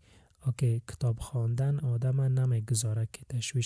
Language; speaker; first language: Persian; native; Persian